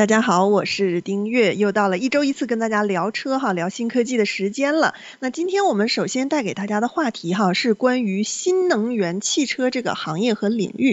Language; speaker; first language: Chinese; native; Chinese